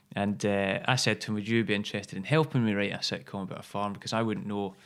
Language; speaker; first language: English; native; English